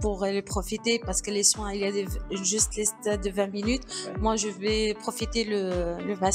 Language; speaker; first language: French; non-native, local second language; Arabic